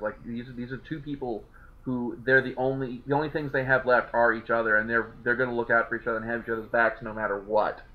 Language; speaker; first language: English; native; English